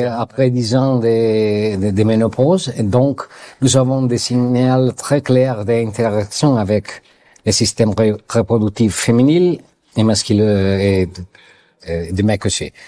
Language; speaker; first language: French; non-native, learner; Italian